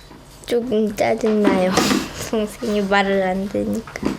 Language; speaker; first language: Korean; early bilingual, other home language; Russian